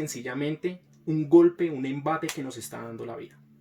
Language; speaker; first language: Spanish; native; Spanish